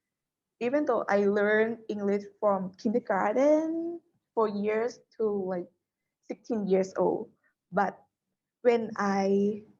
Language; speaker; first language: English; non-native, learner; Thai